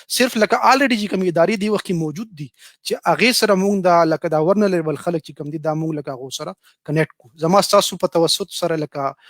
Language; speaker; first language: Pashto; native; Pashto